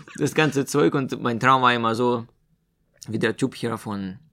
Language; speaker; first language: German; non-native, fluent; Russian